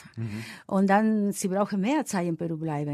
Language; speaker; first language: German; non-native, fluent; Spanish